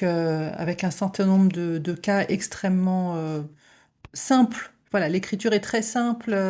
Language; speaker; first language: French; native; French